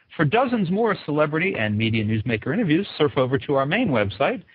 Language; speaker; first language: English; native; English